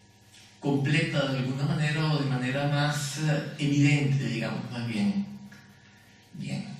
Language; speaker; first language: Spanish; native; Spanish